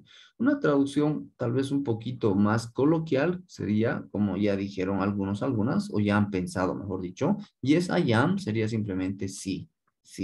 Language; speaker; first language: Spanish; native; Spanish